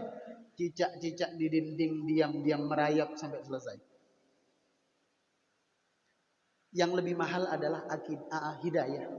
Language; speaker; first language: Indonesian; native; Indonesian